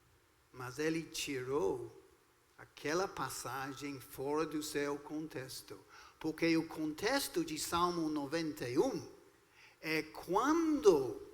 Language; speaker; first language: Portuguese; non-native, fluent; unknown